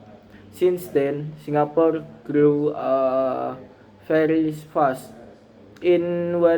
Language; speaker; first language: English; non-native, learner; Indonesian